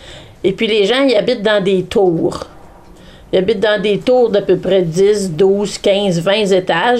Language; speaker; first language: French; native; French